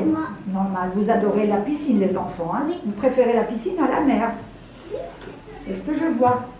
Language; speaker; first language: French; non-native, local second language; Arabic